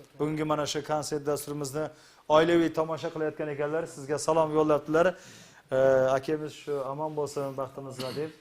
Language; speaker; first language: Uzbek; native; Uzbek